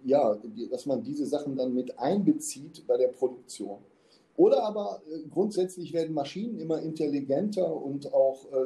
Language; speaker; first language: German; native; German